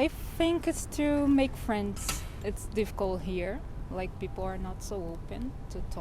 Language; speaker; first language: English; non-native, fluent; Portuguese